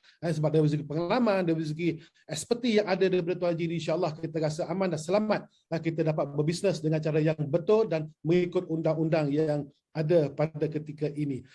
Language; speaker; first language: Malay; non-native, local second language; Chinese